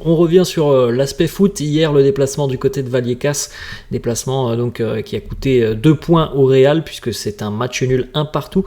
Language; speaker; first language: French; native; French